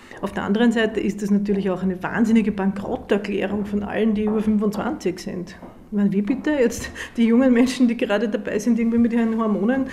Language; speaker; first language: German; native; German